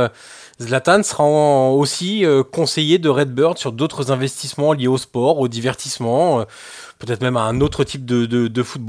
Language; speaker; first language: French; native; French